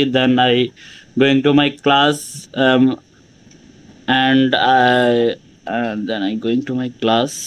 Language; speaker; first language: English; non-native, learner; Bangla